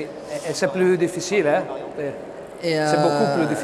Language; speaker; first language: French; non-native, fluent; Italian